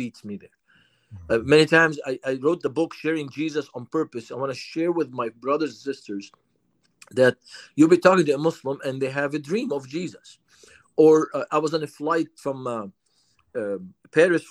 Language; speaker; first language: English; non-native, fluent; Arabic